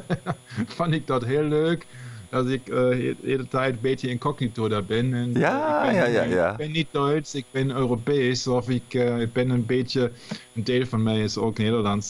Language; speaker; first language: Dutch; non-native, learner; German